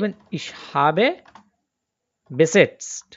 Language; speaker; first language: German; non-native, fluent; Bangla